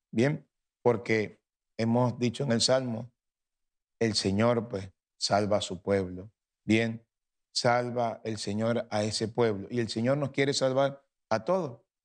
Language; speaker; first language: Spanish; native; Spanish